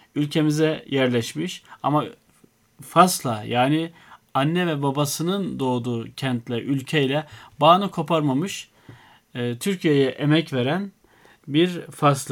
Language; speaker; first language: Turkish; native; Turkish